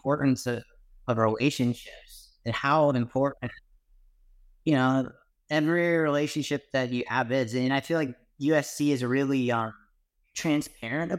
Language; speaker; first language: English; native; English